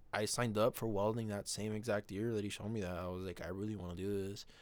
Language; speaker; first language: English; non-native, fluent; Spanish